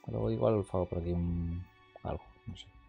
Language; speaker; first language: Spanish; non-native, local second language; Galician